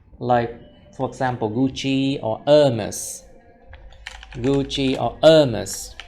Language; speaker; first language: English; non-native, fluent; Vietnamese